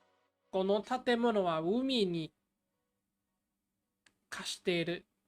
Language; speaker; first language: Japanese; non-native, learner; English